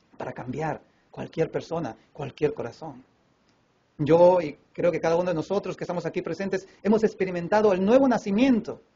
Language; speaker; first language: Spanish; native; Spanish